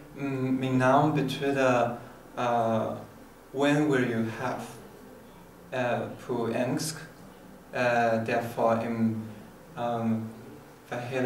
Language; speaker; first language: Danish; non-native, learner; Chinese